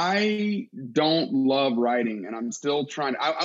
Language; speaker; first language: English; native; English